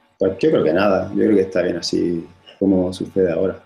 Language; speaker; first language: Spanish; native; Spanish